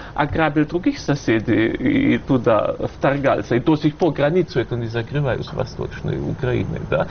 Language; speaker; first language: Russian; non-native, fluent; German